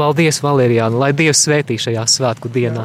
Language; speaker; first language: Latvian; native; Latvian